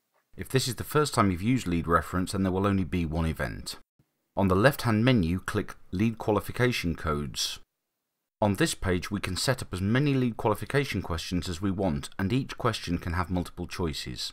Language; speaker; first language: English; native; English